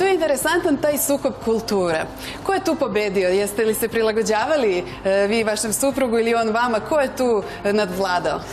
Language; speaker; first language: Bosnian; native; Bosnian